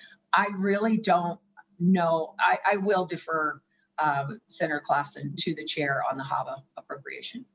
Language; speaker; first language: English; native; English